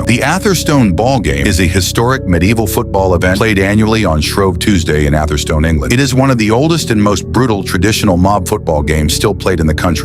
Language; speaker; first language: English; native; English